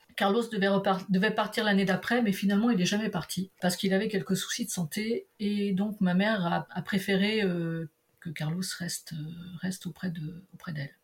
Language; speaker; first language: French; early bilingual, other home language; Portuguese